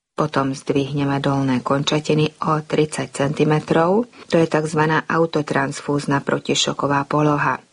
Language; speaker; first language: Slovak; early bilingual, heritage; Slovak